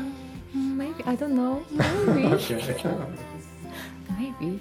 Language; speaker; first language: English; non-native, learner; Japanese